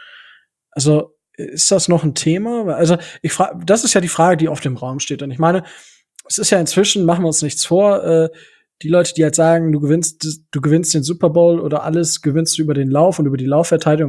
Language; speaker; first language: German; native; German